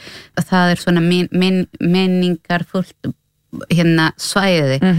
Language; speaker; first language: Icelandic; non-native, learner; Spanish